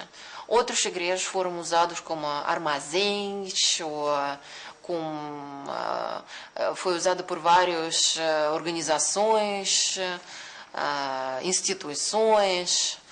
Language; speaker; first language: Portuguese; non-native, fluent; Russian